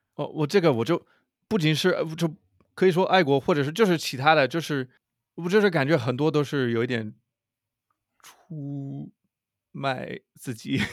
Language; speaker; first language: Chinese; non-native, fluent; English